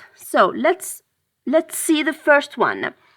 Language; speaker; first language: English; non-native, fluent; French